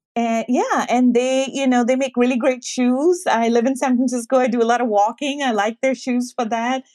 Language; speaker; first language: English; non-native, local second language; Urdu